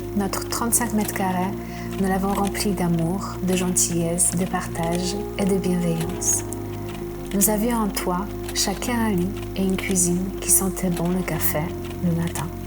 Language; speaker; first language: French; non-native, fluent; Polish